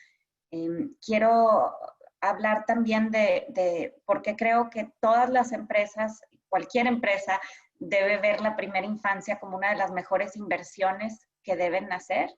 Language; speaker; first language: Spanish; native; Spanish